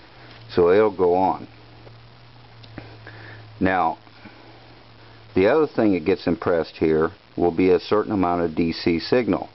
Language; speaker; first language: English; native; English